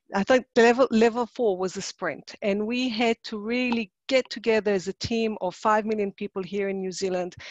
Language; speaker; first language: English; non-native, fluent; Hebrew